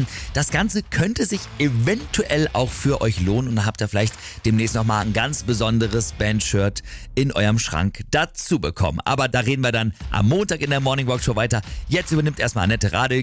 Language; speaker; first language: German; native; German